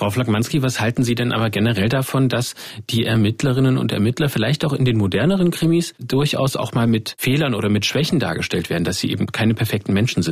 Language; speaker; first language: German; native; German